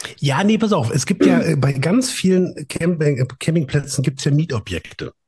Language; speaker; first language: German; native; German